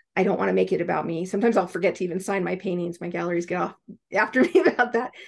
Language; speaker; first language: English; native; English